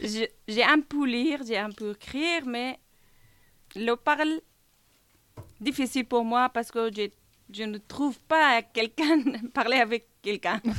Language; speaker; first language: French; non-native, learner; Kurdish